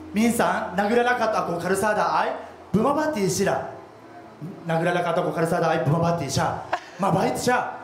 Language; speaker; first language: Filipino; non-native, learner; Japanese